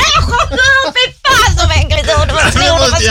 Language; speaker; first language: Swedish; native; Swedish